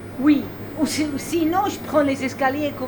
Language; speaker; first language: French; non-native, fluent; English